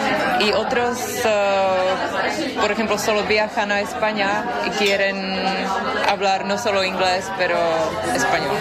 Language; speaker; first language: Spanish; non-native, fluent; Czech